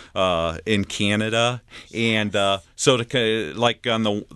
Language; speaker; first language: English; native; English